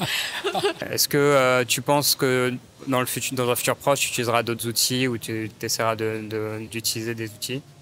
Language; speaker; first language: French; native; French